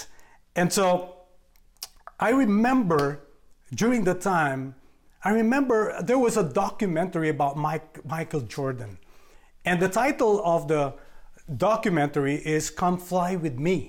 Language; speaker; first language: English; non-native, local second language; Filipino